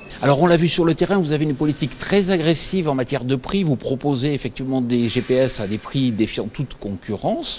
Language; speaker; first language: French; native; French